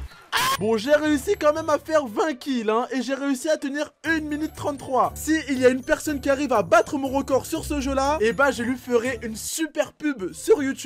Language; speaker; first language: French; native; French